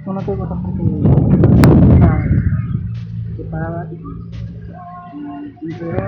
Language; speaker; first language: Spanish; non-native, learner; Haitian Creole